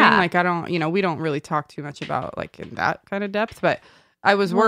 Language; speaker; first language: English; native; English